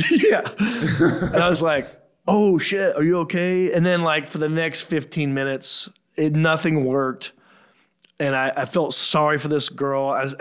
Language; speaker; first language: English; native; English